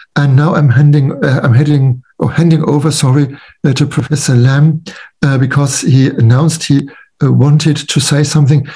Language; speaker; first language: English; non-native, fluent; German